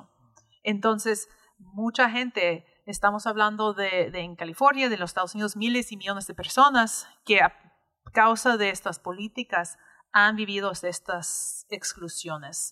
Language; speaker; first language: Spanish; early bilingual, heritage; English